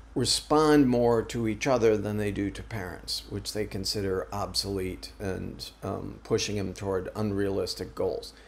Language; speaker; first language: English; native; English